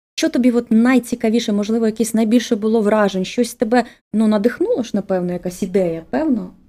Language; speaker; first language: Ukrainian; native; Ukrainian